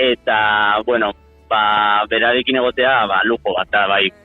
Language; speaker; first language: Basque; non-native, local second language; Spanish